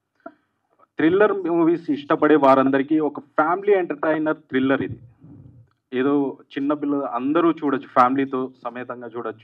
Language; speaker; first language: Telugu; native; Telugu